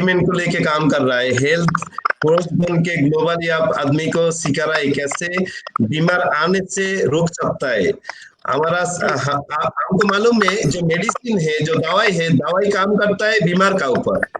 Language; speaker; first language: Hindi; non-native, learner; Bangla